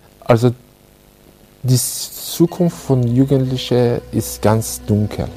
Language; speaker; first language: German; non-native, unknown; Persian